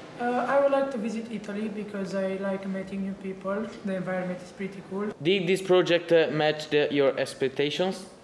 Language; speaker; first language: English; non-native, learner; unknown